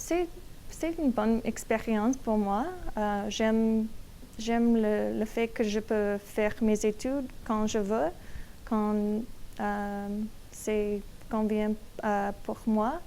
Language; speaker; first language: French; non-native, learner; English